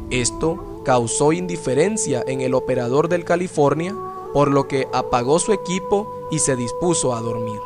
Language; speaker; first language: Spanish; native; Spanish